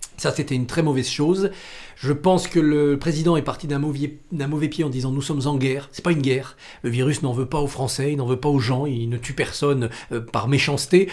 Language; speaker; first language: French; native; French